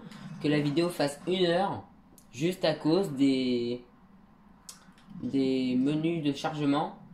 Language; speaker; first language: French; native; French